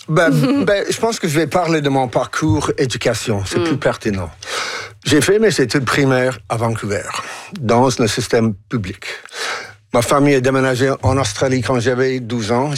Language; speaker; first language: French; non-native, local second language; English